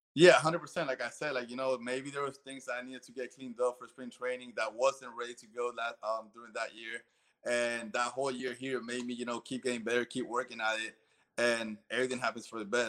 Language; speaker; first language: English; early bilingual, other home language; Spanish